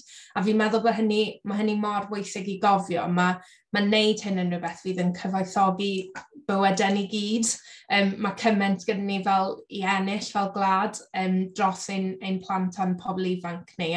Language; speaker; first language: Welsh; native; Welsh